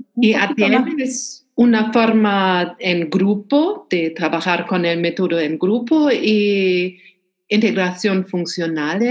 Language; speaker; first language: Spanish; non-native, learner; German